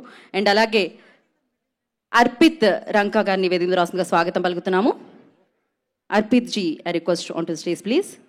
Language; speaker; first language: Telugu; native; Telugu